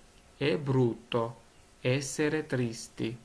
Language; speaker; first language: Italian; non-native, fluent; Georgian